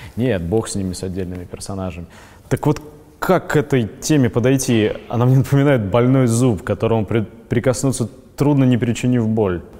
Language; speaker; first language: Russian; native; Russian